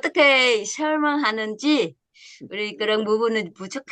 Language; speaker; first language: Korean; non-native, learner; Vietnamese